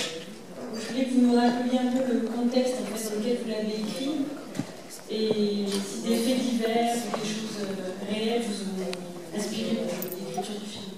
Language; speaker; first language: French; native; French